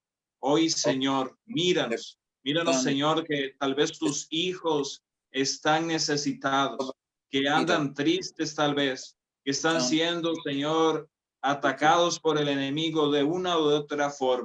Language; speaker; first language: Spanish; native; Spanish